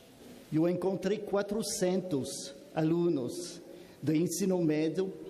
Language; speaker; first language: Portuguese; non-native, fluent; French